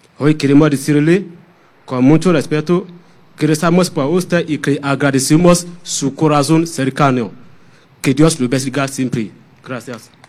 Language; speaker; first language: Spanish; non-native, fluent; Yoruba